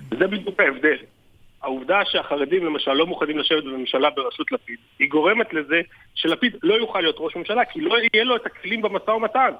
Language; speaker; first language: Hebrew; native; Hebrew